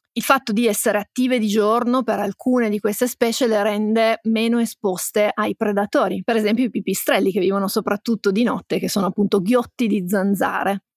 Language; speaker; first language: Italian; native; Italian